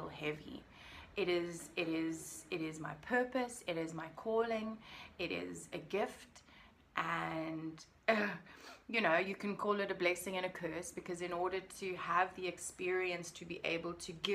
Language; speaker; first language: English; native; English